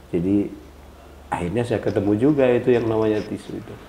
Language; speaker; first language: Indonesian; native; Indonesian